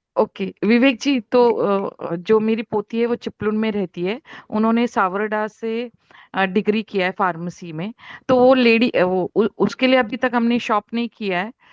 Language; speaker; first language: Hindi; non-native, local second language; Marathi